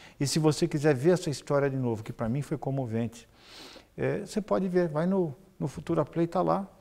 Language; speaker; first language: Portuguese; native; Portuguese